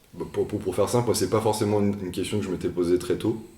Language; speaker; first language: French; native; French